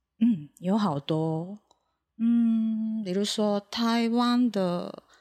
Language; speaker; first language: Chinese; non-native, fluent; Japanese